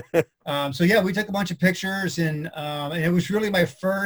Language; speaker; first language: English; native; English